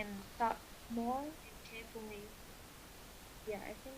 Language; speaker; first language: English; non-native, learner; Vietnamese